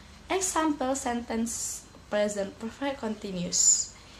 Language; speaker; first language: English; non-native, learner; Indonesian